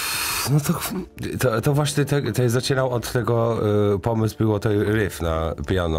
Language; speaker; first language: Polish; non-native, learner; English